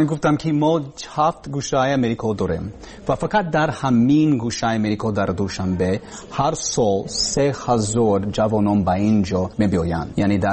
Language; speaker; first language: Persian; non-native, learner; English